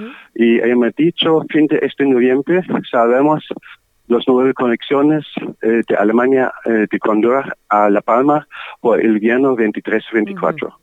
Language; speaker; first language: Spanish; non-native, learner; German